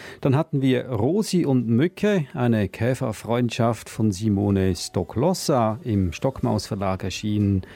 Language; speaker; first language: German; native; German